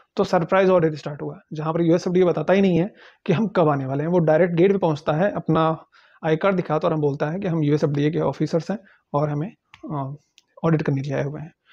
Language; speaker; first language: Hindi; native; Hindi